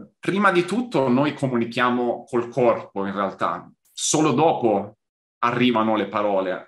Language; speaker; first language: Italian; native; Italian